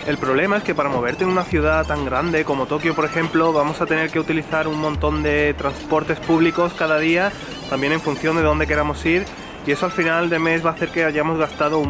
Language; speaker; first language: Spanish; native; Spanish